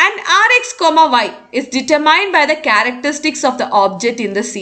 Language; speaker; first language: English; non-native, local second language; Malayalam